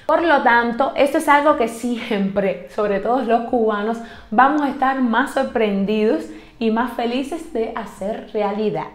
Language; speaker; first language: Spanish; native; Spanish